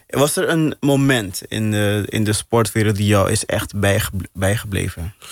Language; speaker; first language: Dutch; non-native, local second language; Papiamento